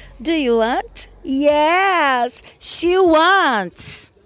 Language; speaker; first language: English; non-native, learner; Portuguese